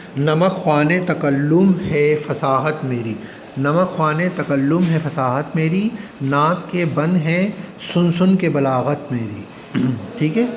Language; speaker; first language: Urdu; native; Urdu